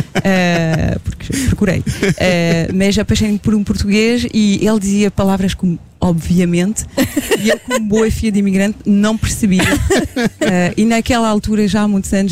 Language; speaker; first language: Portuguese; non-native, fluent; French